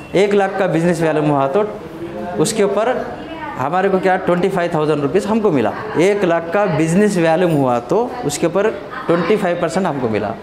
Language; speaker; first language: Hindi; non-native, local second language; Telugu